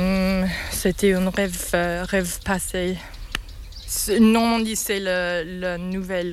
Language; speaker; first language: French; non-native, learner; English